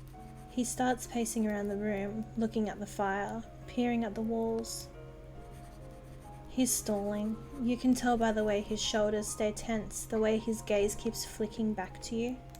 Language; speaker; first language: English; native; English